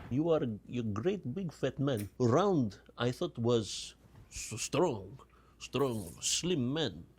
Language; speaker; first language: English; native; English